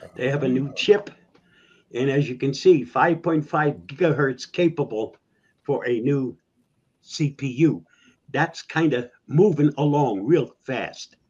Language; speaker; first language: English; native; English